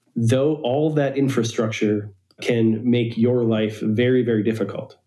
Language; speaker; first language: English; native; English